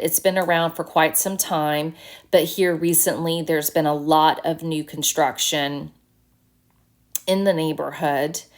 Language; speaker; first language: English; native; English